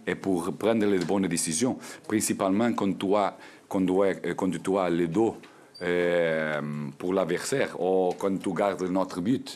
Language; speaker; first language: French; non-native, learner; Portuguese